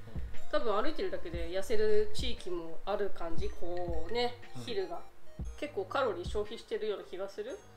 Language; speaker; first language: Japanese; native; Japanese